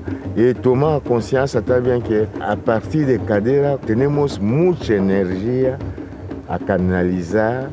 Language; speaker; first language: Spanish; non-native, fluent; Lingala